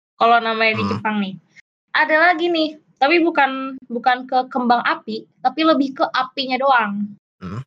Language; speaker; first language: Indonesian; native; Indonesian